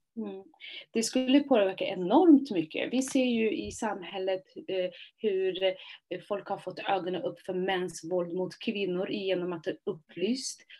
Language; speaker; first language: Swedish; early bilingual, other home language; Somali